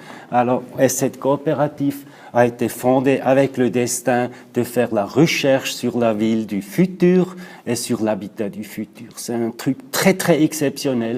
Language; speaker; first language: French; non-native, local second language; German